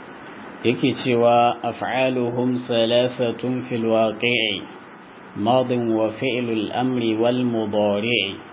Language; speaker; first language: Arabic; non-native, fluent; Hausa